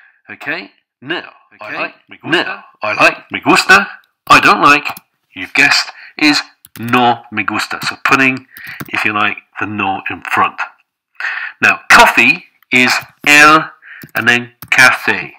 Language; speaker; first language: English; native; English